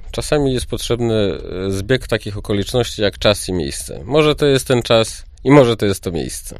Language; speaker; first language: Polish; native; Polish